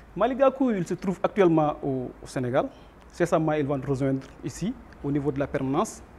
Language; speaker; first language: French; non-native, local second language; Wolof